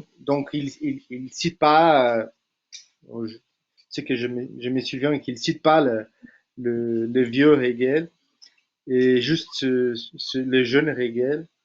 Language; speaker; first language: French; non-native, fluent; Portuguese